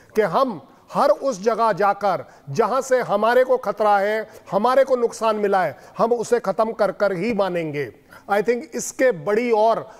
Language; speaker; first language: Hindi; native; Hindi